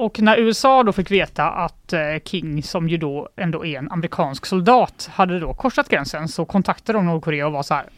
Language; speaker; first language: Swedish; native; Swedish